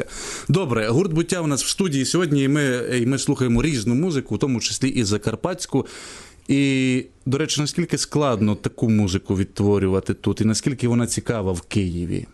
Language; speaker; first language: Ukrainian; native; Ukrainian